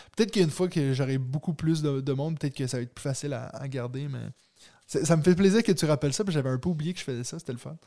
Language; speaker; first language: French; native; French